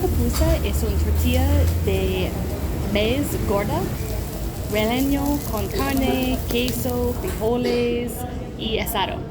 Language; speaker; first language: Spanish; non-native, learner; English